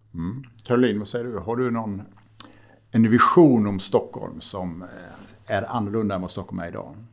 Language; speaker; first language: Swedish; native; Swedish